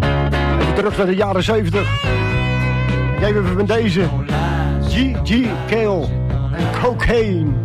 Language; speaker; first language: Dutch; native; Dutch